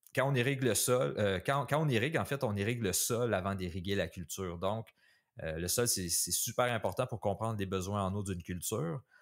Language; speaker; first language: French; native; French